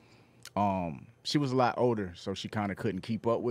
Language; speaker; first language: English; native; English